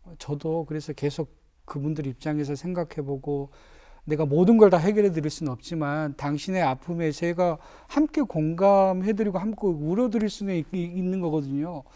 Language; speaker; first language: Korean; native; Korean